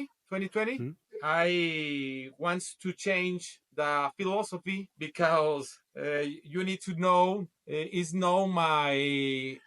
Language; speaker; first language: English; non-native, learner; Spanish